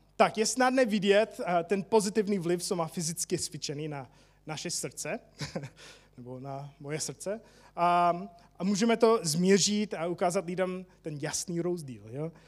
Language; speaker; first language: Czech; non-native, fluent; English